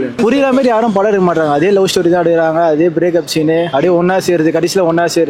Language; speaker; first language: Tamil; native; Tamil